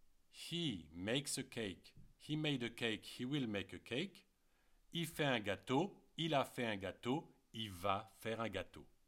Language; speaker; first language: French; native; French